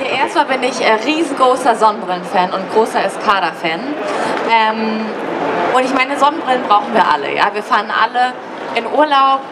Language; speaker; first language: German; native; German